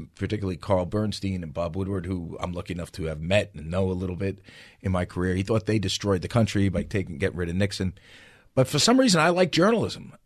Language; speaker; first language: English; native; English